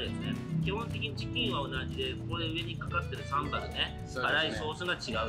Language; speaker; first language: Japanese; native; Japanese